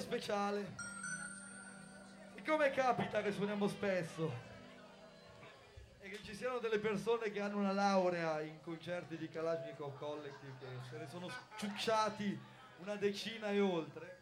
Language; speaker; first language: Italian; native; Italian